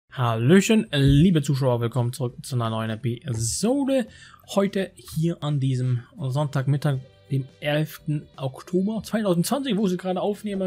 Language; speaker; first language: German; native; German